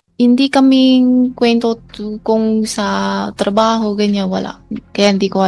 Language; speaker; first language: Filipino; non-native, learner; Chinese